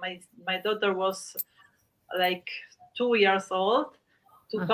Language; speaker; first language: English; non-native, learner; Spanish